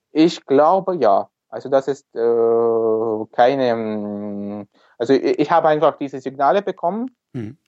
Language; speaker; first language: German; non-native, fluent; Ukrainian